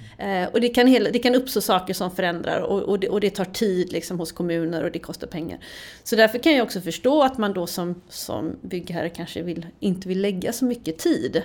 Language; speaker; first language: Swedish; native; Swedish